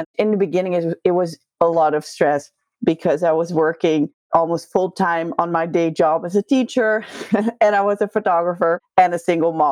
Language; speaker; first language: English; non-native, fluent; Dutch